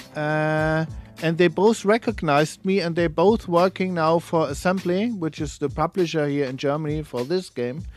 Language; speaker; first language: English; non-native, fluent; German